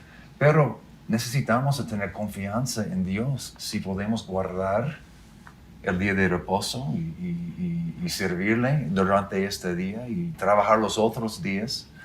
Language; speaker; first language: Spanish; non-native, fluent; English